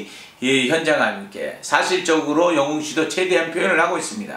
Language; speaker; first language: Korean; native; Korean